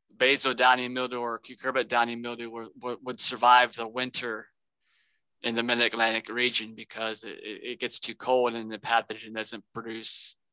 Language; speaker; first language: English; native; English